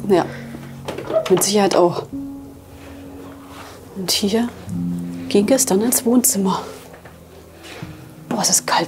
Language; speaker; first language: German; native; German